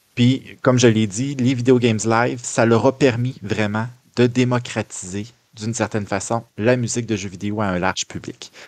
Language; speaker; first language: French; native; French